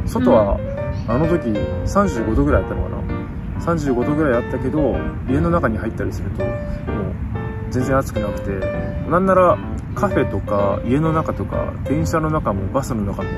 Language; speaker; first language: Japanese; native; Japanese